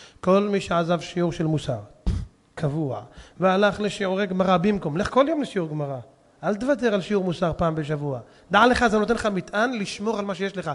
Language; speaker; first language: Hebrew; native; Hebrew